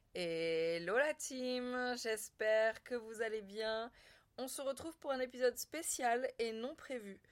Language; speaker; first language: French; native; French